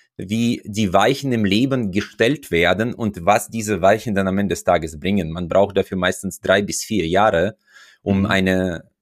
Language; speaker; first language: German; non-native, fluent; Russian